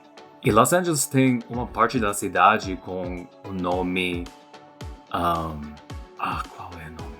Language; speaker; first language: Portuguese; non-native, fluent; English